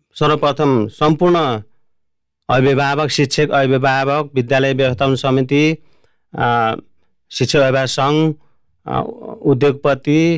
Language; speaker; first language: Nepali; native; Nepali